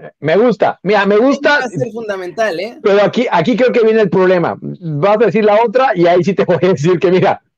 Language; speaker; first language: Spanish; native; Spanish